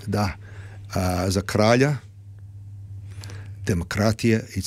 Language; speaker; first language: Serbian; early bilingual, heritage; Serbian